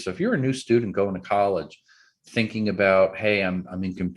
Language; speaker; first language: English; native; English